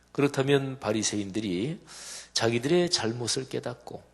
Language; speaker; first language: Korean; native; Korean